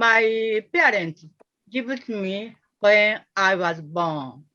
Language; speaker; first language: English; non-native, learner; Japanese